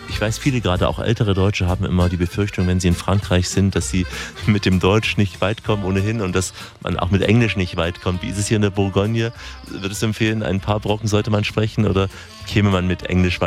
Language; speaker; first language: German; native; German